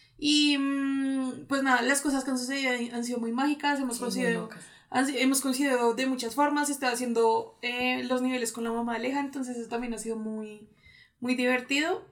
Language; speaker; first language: Spanish; native; Spanish